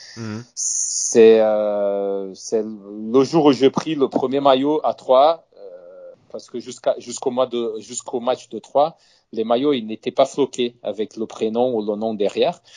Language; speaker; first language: French; non-native, fluent; Portuguese